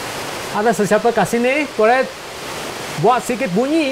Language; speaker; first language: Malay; non-native, local second language; Cantonese